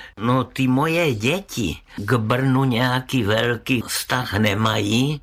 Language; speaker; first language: Czech; native; Czech